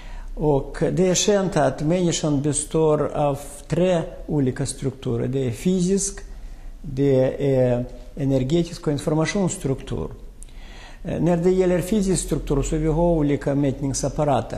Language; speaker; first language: Swedish; non-native, fluent; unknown